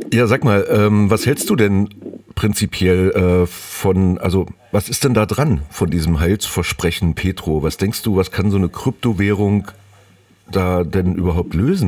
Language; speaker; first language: German; native; German